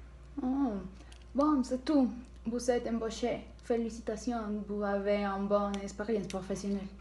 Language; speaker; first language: French; non-native, learner; Spanish